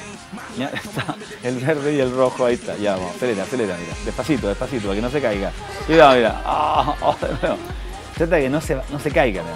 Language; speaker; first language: Spanish; native; Spanish